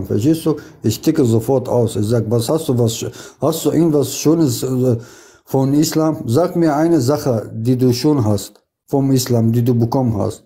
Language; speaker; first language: German; non-native, fluent; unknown